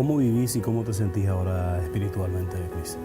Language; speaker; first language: Spanish; native; Spanish